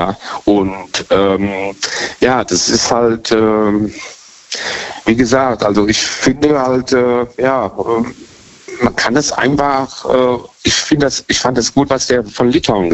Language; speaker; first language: German; native; German